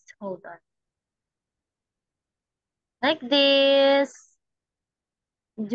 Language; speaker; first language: English; non-native, fluent; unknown